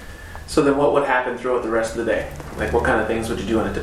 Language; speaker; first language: English; native; English